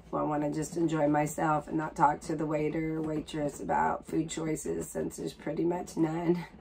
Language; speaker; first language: English; native; English